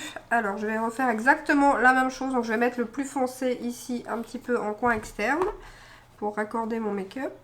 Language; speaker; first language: French; native; French